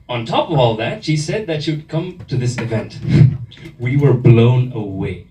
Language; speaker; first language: Kannada; early bilingual, other home language; German